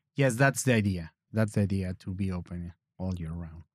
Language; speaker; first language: English; non-native, learner; Spanish